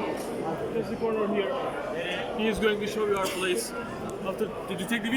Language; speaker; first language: English; non-native, learner; Turkish